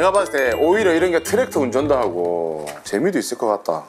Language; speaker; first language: Korean; native; Korean